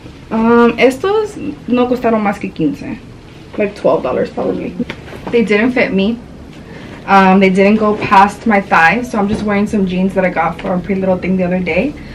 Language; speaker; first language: English; early bilingual, other home language; Spanish